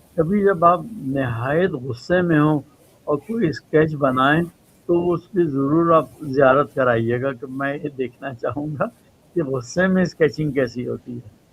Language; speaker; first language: Urdu; native; Urdu